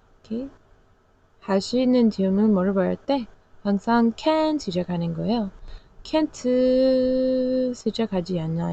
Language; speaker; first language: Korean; non-native, learner; English